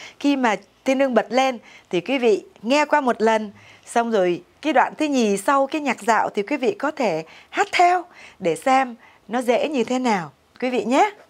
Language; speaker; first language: Vietnamese; native; Vietnamese